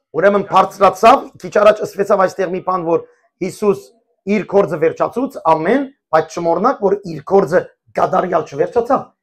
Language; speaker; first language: Armenian; early bilingual, heritage; Armenian